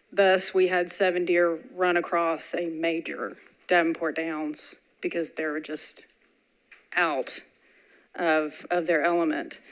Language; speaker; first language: English; native; English